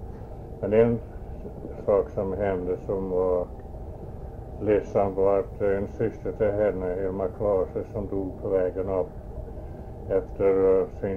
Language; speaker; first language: Swedish; early bilingual, heritage; Swedish